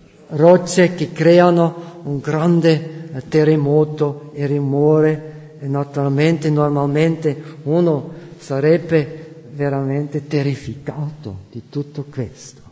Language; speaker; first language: Italian; non-native, fluent; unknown